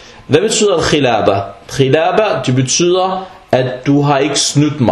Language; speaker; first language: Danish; non-native, fluent; Arabic